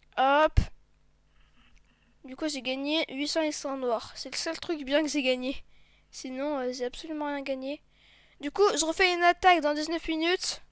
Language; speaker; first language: French; native; French